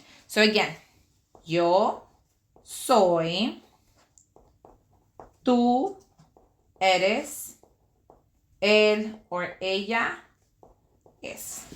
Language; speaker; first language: Spanish; early bilingual, heritage; Spanish